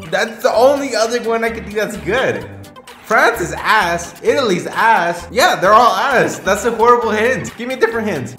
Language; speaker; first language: English; native; English